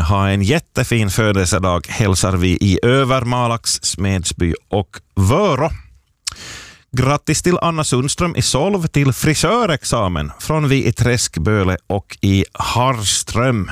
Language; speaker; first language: Swedish; native; Swedish